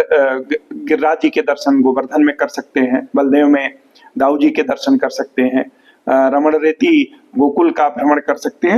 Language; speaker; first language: Hindi; native; Hindi